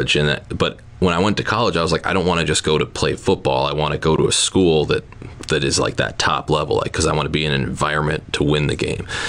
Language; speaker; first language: English; native; English